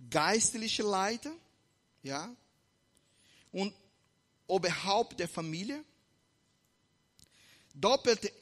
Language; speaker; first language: German; non-native, fluent; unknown